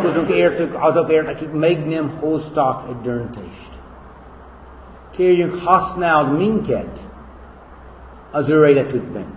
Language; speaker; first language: Hungarian; non-native, fluent; English